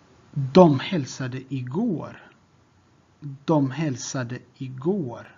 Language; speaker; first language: Swedish; non-native, fluent; Tigrinya